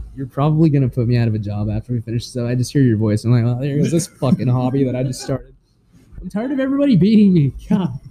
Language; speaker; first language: English; native; English